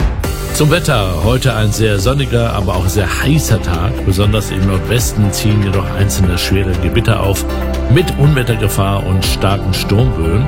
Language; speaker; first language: German; native; German